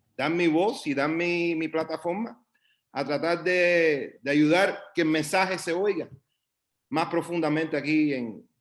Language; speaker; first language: Spanish; early bilingual, heritage; Spanish